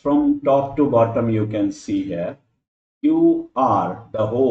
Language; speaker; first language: English; non-native, local second language; Hindi